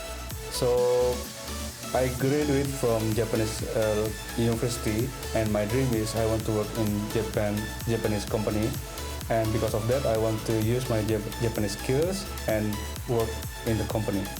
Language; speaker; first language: English; non-native, learner; Indonesian